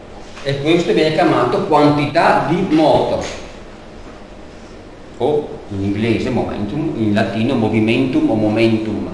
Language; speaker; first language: Italian; native; Italian